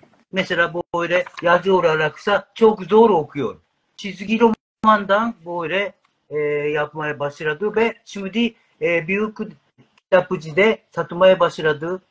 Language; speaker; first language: Turkish; non-native, learner; Japanese